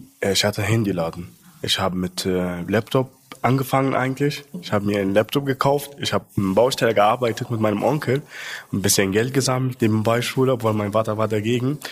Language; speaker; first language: German; non-native, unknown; Arabic